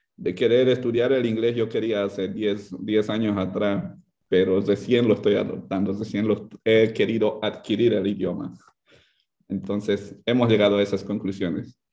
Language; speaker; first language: Spanish; native; Spanish